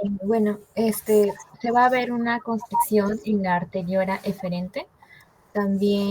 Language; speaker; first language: Spanish; native; Spanish